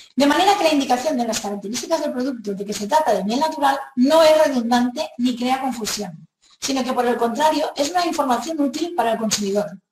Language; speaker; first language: Spanish; non-native, local second language; Catalan